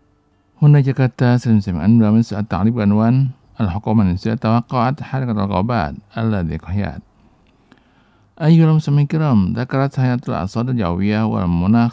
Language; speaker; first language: Arabic; non-native, fluent; Indonesian